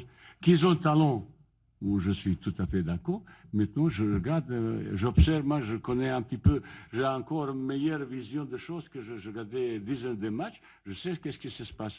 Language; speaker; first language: French; non-native, learner; Bosnian